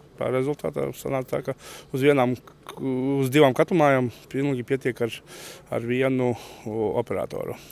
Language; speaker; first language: Latvian; native; Latvian